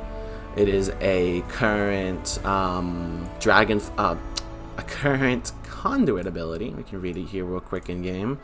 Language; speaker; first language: English; native; English